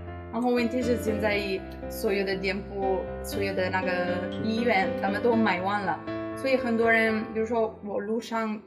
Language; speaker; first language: Chinese; non-native, fluent; Italian